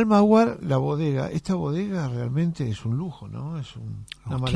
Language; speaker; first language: Spanish; native; Spanish